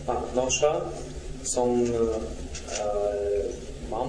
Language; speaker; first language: French; non-native, learner; Russian